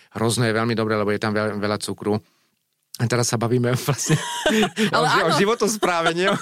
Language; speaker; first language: Slovak; non-native, local second language; Hungarian